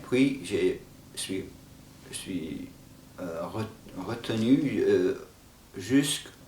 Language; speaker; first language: French; non-native, fluent; English